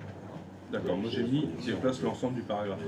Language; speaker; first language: French; native; French